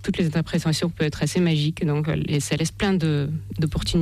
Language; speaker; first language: French; non-native, fluent; Russian